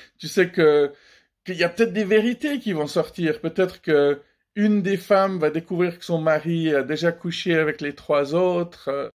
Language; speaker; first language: French; early bilingual, other home language; Persian